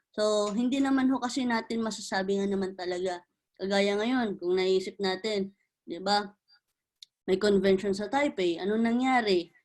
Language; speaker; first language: Filipino; native; Filipino